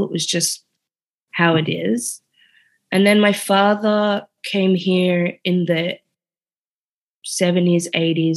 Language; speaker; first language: English; native; English